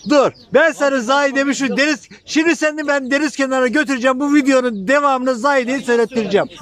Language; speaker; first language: Turkish; native; Turkish